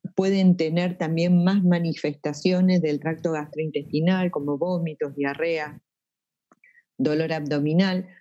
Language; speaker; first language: Spanish; native; Spanish